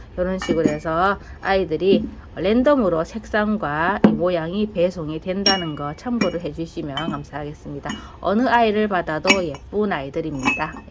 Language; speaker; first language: Korean; native; Korean